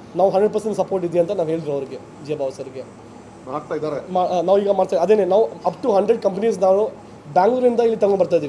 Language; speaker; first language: Kannada; non-native, local second language; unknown